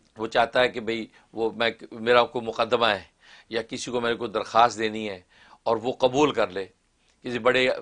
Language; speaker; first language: Urdu; non-native, local second language; Kashmiri